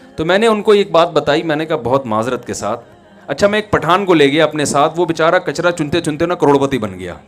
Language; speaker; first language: Urdu; native; Urdu